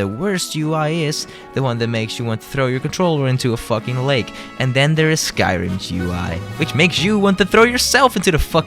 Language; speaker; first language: English; native; English